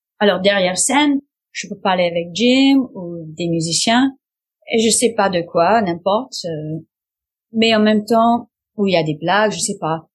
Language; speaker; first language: French; non-native, fluent; English